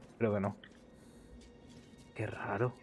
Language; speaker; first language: Spanish; native; Spanish